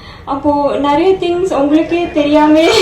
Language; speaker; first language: Tamil; non-native, learner; Bangla